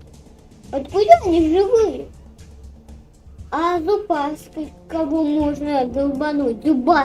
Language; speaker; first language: Russian; native; Russian